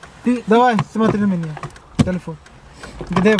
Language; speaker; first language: Russian; non-native, learner; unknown